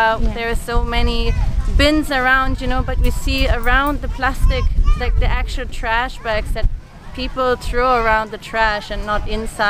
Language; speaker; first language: English; non-native, fluent; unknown